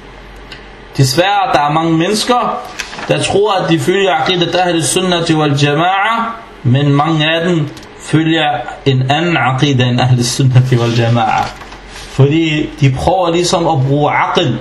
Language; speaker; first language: Danish; early bilingual, other home language; Arabic